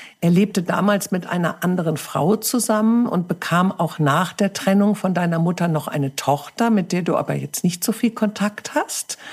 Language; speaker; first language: German; native; German